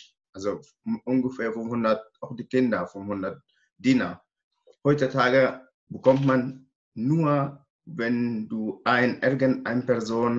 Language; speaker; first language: German; non-native, learner; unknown